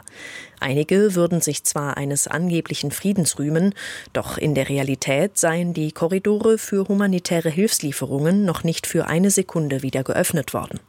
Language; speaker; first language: German; native; German